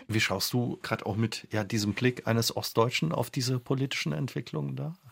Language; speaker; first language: German; native; German